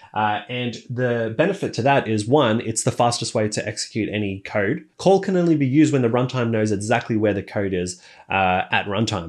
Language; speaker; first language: English; native; English